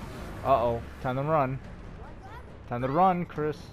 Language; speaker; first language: English; native; English